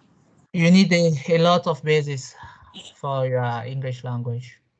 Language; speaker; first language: English; non-native, local second language; French